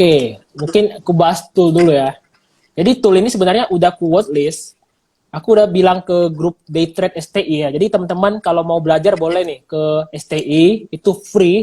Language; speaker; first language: Indonesian; native; Indonesian